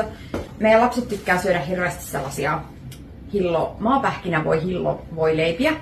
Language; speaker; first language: Finnish; native; Finnish